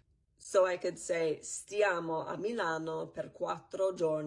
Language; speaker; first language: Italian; non-native, fluent; English